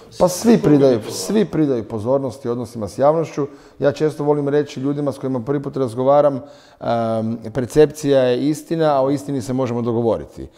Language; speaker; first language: Croatian; native; Croatian